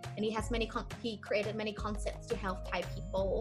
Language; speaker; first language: English; non-native, fluent; Thai